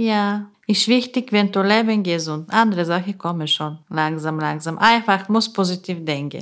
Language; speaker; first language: German; non-native, learner; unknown